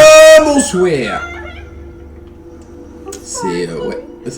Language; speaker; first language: French; native; French